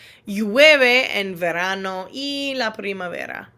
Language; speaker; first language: Spanish; non-native, fluent; English